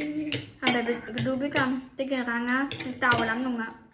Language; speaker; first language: Vietnamese; early bilingual, heritage; Vietnamese